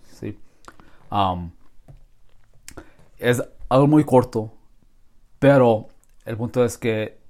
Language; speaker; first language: Spanish; non-native, learner; English